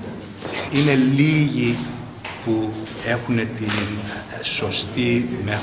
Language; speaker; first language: Greek; early bilingual, heritage; Greek